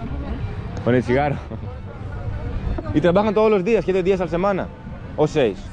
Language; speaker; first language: Spanish; non-native, learner; Greek